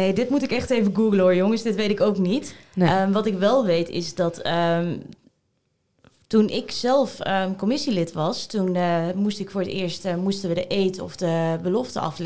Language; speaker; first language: Dutch; native; Dutch